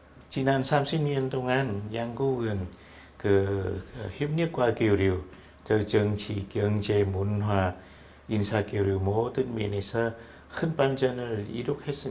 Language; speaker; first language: Korean; non-native, fluent; Vietnamese